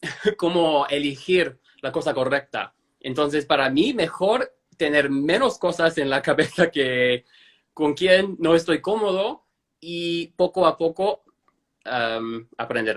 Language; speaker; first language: Spanish; non-native, fluent; English